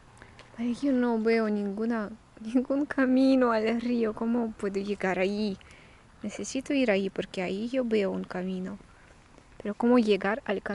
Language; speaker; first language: Spanish; non-native, fluent; Russian